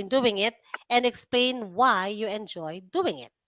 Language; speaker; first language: English; non-native, fluent; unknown